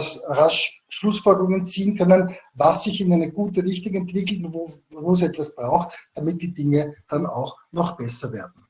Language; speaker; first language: German; native; German